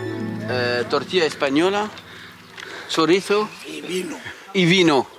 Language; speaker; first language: Spanish; non-native, learner; French